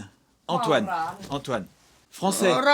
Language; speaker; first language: French; native; French